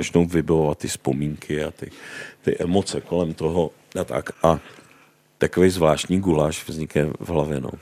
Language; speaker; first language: Czech; native; Czech